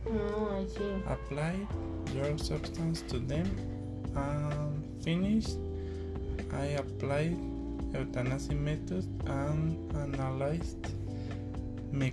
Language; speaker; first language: English; non-native, learner; Spanish